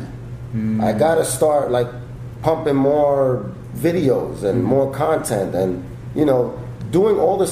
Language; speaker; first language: English; native; English